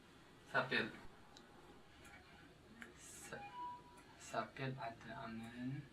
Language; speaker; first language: French; non-native, learner; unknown